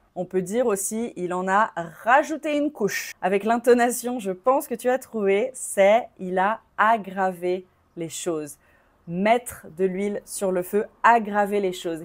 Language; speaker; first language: French; native; French